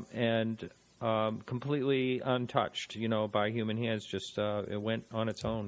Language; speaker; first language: English; native; English